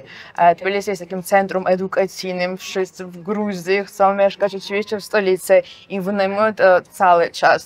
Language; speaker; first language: Polish; non-native, fluent; Georgian